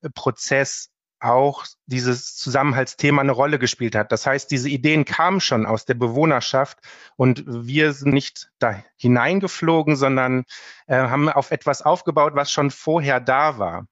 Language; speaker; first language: German; native; German